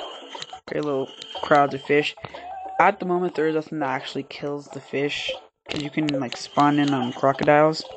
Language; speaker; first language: English; native; English